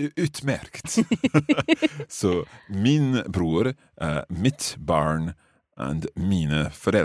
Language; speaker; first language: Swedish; non-native, learner; English